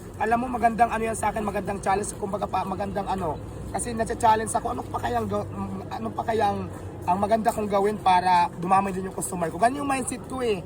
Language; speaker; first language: Filipino; native; Filipino